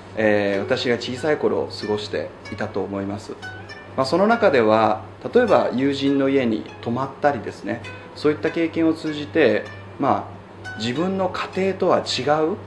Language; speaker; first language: Japanese; native; Japanese